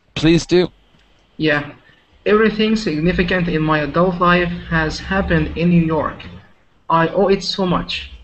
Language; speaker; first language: English; non-native, local second language; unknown